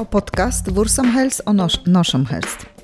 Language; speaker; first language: Norwegian; non-native, local second language; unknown